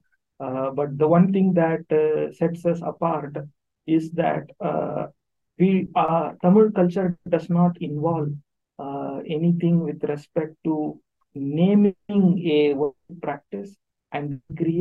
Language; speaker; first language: English; non-native, local second language; Tamil